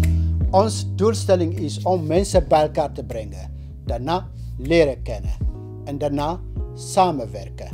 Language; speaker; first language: Dutch; non-native, fluent; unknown